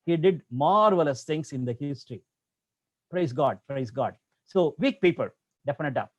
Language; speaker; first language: English; non-native, local second language; Tamil